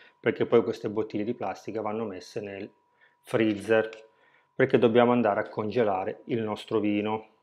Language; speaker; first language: Italian; native; Italian